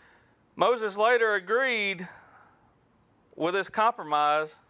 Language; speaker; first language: English; native; English